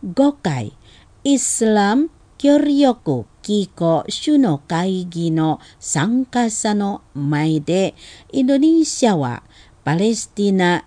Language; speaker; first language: Japanese; non-native, fluent; Indonesian